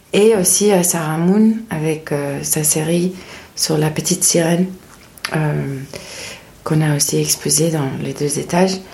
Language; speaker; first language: French; non-native, fluent; Spanish